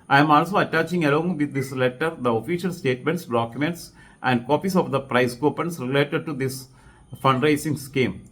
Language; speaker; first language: English; non-native, local second language; Malayalam